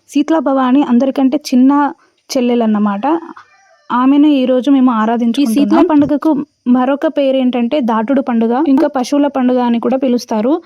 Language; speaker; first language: Telugu; non-native, local second language; Lambadi